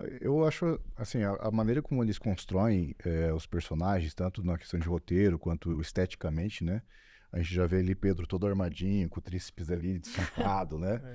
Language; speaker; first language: Portuguese; native; Portuguese